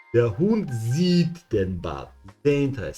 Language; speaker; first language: German; non-native, fluent; Serbian